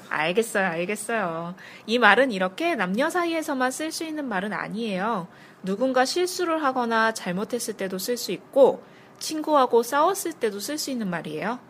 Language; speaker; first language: Korean; native; Korean